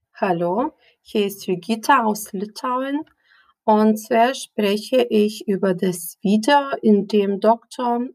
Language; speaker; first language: German; non-native, fluent; Lithuanian